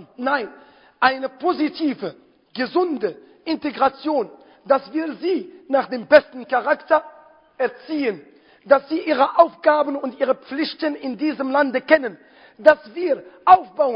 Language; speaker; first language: German; non-native, fluent; Arabic